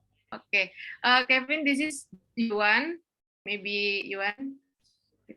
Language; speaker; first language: English; non-native, learner; Indonesian